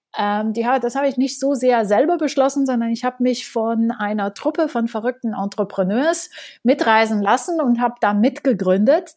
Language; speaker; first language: German; non-native, fluent; Romanian